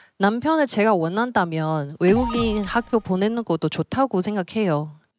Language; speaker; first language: Korean; non-native, fluent; Chinese